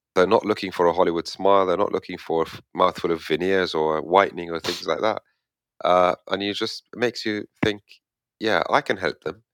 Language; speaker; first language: English; non-native, fluent; Arabic